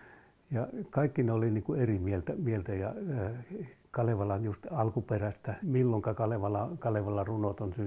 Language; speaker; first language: Finnish; native; Finnish